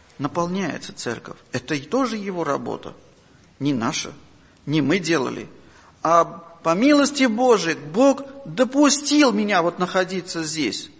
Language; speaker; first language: Russian; non-native, local second language; Armenian